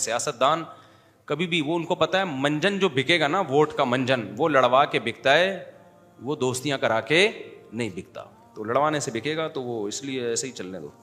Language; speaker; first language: Urdu; native; Urdu